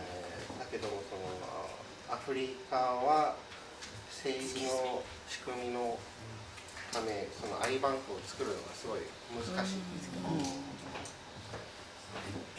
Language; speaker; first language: Japanese; early bilingual, heritage; Japanese